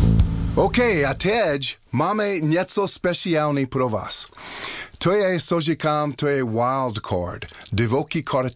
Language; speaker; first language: Czech; non-native, learner; English